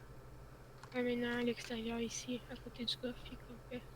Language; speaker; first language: French; native; French